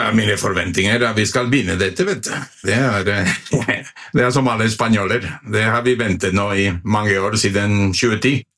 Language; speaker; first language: Norwegian; non-native, fluent; Spanish